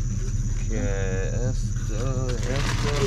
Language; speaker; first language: Spanish; non-native, learner; English